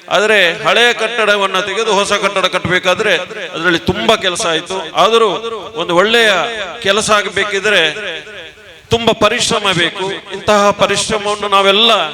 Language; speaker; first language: Kannada; native; Kannada